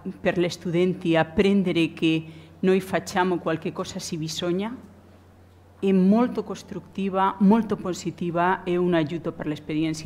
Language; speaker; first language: Italian; non-native, learner; Spanish